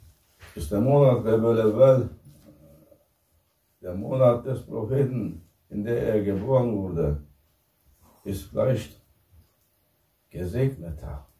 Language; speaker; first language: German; non-native, fluent; Turkish